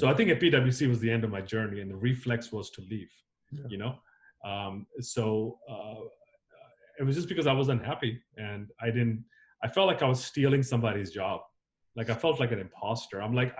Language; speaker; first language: English; native; English